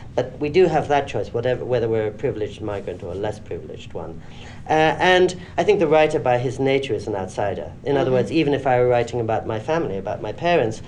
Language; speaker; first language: English; native; English